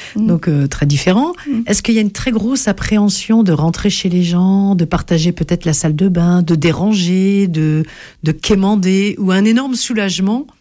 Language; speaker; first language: French; native; French